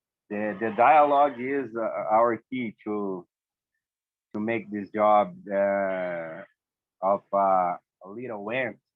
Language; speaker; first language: English; non-native, learner; Portuguese